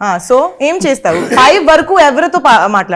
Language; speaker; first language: Telugu; non-native, learner; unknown